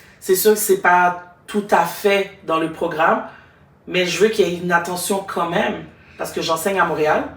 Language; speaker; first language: French; native; French